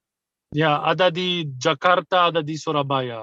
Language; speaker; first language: Indonesian; non-native, fluent; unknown